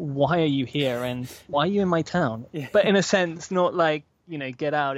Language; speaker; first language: English; native; English